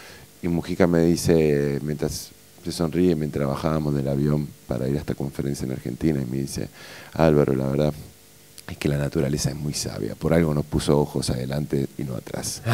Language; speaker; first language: Spanish; native; Spanish